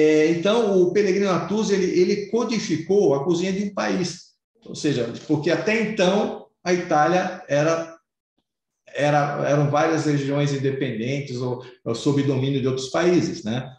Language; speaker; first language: Portuguese; native; Portuguese